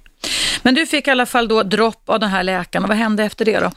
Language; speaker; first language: Swedish; native; Swedish